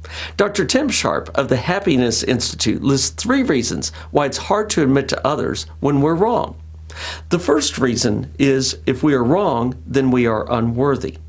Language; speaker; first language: English; native; English